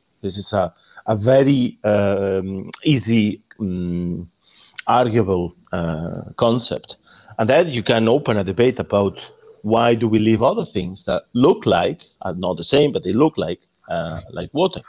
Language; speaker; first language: English; non-native, fluent; Spanish